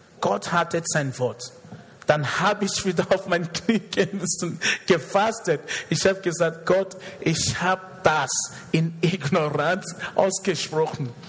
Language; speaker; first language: German; non-native, fluent; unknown